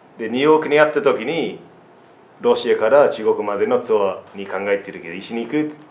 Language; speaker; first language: Japanese; non-native, fluent; English